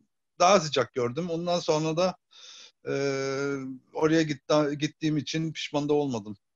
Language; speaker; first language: Turkish; early bilingual, heritage; Turkish